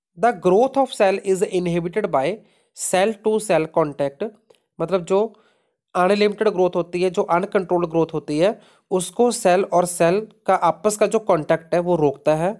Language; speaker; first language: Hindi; non-native, local second language; Punjabi